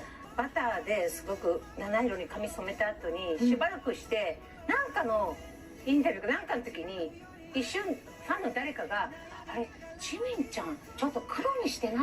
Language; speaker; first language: Japanese; native; Japanese